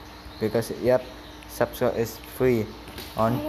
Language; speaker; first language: English; non-native, learner; Indonesian